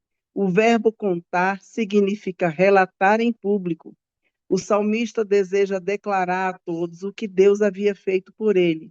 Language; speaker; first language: Portuguese; native; Portuguese